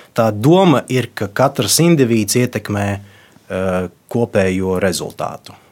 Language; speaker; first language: Latvian; non-native, local second language; Russian